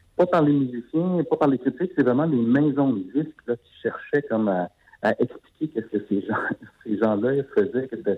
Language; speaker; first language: French; native; French